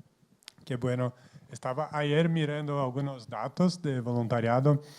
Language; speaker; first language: Spanish; non-native, fluent; Portuguese